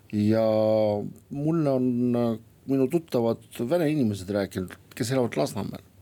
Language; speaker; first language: Estonian; non-native, local second language; Russian